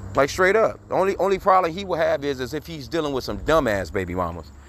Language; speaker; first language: English; native; English